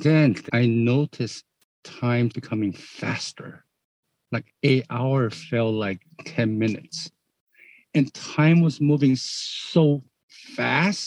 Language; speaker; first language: English; non-native, fluent; Chinese